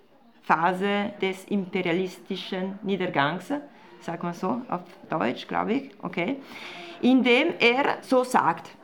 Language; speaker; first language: German; non-native, fluent; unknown